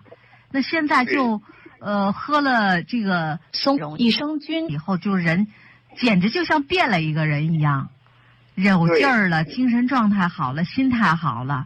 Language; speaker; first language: Chinese; native; Chinese